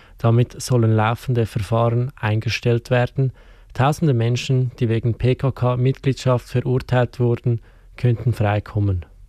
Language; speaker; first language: German; native; German